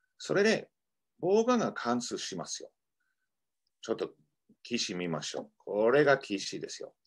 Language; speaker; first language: Japanese; non-native, fluent; English